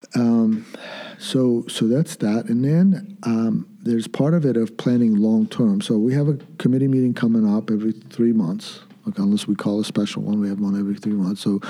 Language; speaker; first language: English; early bilingual, other home language; Arabic